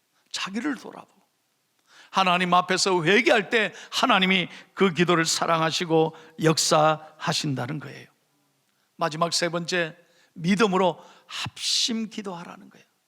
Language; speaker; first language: Korean; native; Korean